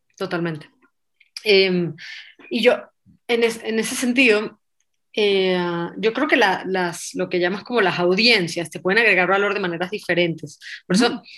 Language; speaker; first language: Spanish; native; Spanish